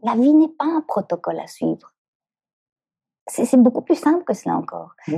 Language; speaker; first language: French; native; French